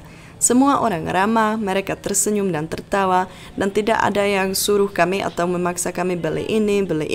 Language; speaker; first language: Indonesian; non-native, fluent; Czech